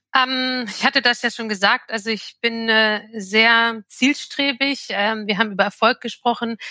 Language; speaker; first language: German; early bilingual, other home language; Turkish